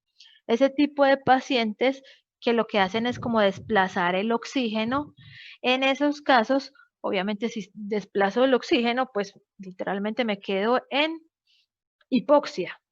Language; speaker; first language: Spanish; native; Spanish